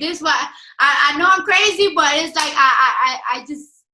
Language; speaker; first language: English; native; English